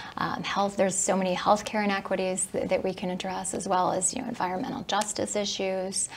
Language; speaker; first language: English; native; English